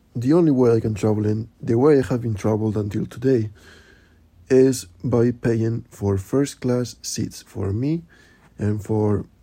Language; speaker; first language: English; non-native, fluent; Spanish